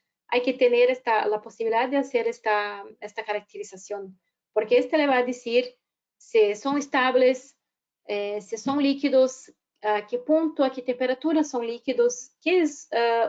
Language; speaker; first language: Spanish; non-native, fluent; Portuguese